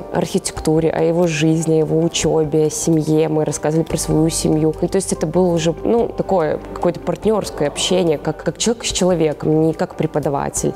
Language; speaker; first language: Russian; native; Russian